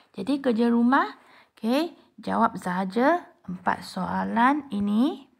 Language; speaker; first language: Malay; non-native, local second language; Chinese